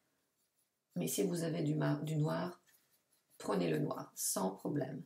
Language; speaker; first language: French; non-native, fluent; Italian